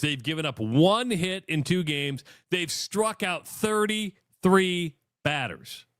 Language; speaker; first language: English; native; English